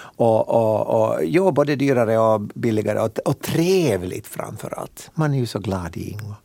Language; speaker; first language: Swedish; native; Swedish